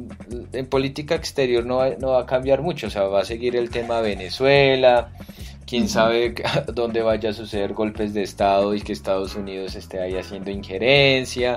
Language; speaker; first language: Spanish; native; Spanish